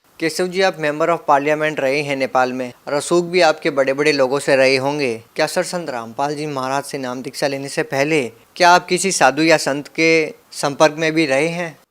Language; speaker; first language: Hindi; native; Hindi